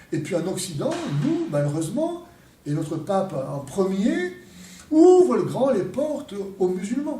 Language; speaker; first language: French; native; French